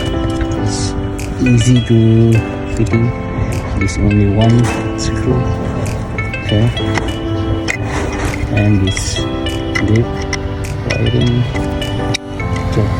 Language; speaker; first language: English; non-native, learner; Indonesian